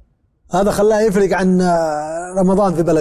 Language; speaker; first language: Arabic; native; Arabic